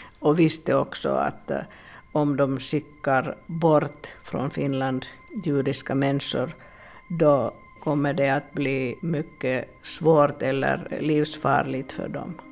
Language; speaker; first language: Swedish; non-native, local second language; Finnish